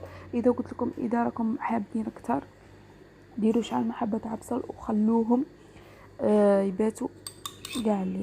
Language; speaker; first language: Arabic; native; Arabic